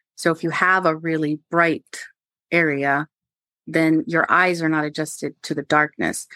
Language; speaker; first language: English; native; English